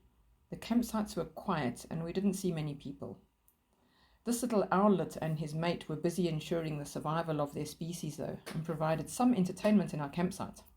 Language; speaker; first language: English; native; English